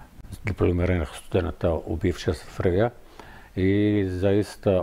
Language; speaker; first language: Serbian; non-native, fluent; Arabic